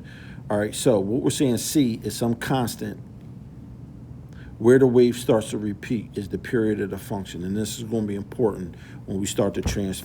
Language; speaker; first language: English; native; English